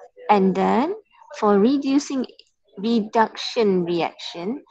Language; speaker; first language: English; non-native, local second language; Malay